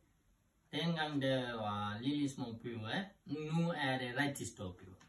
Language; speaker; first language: Danish; non-native, learner; Nepali